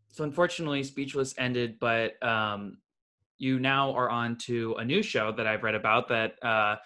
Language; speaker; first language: English; native; English